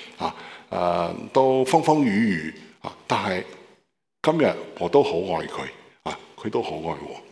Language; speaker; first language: Cantonese; non-native, learner; Chinese